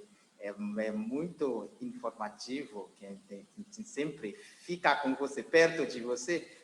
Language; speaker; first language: Portuguese; non-native, learner; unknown